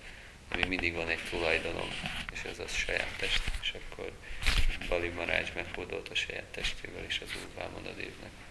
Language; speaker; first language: Hungarian; native; Hungarian